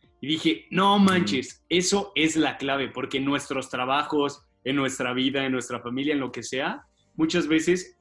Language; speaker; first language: Spanish; native; Spanish